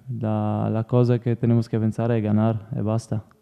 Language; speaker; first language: Spanish; non-native, learner; Italian